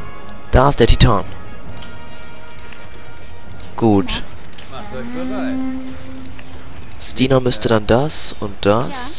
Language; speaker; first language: German; native; German